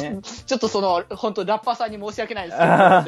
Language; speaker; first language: Japanese; native; Japanese